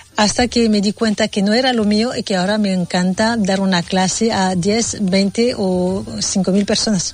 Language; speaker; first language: Spanish; non-native, fluent; Vietnamese